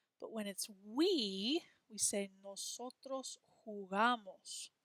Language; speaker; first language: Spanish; non-native, fluent; English